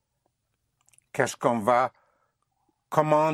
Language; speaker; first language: French; non-native, fluent; English